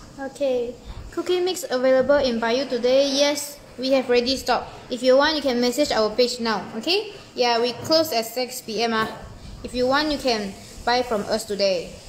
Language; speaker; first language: English; non-native, local second language; Chinese